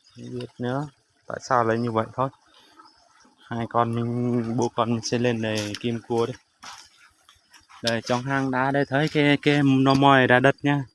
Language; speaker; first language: Vietnamese; non-native, local second language; Jarai